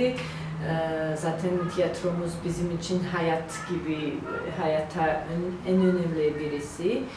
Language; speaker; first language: Turkish; non-native, learner; Georgian